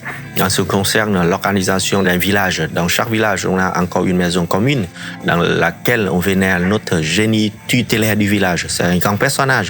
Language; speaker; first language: French; non-native, fluent; Vietnamese